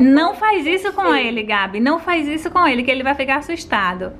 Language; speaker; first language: Portuguese; native; Portuguese